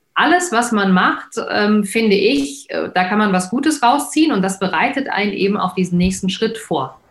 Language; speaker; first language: German; native; German